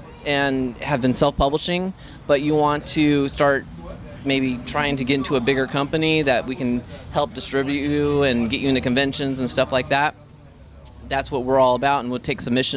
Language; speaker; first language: English; native; English